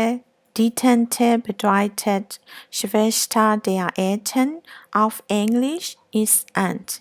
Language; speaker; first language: German; non-native, learner; Burmese